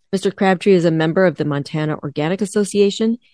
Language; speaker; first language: English; native; English